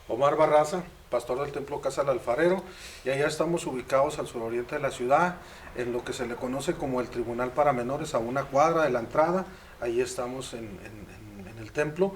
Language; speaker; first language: Spanish; native; Spanish